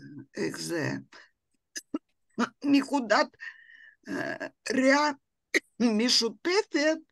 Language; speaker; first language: Hebrew; non-native, fluent; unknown